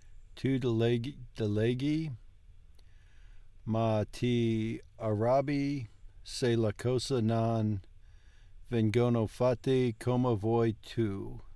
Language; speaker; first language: Italian; non-native, learner; English